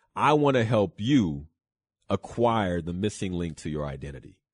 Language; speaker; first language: English; early bilingual, other home language; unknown